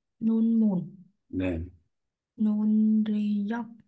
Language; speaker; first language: Korean; non-native, learner; Vietnamese